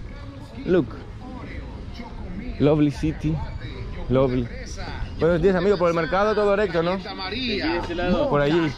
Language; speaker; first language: Spanish; non-native, learner; Greek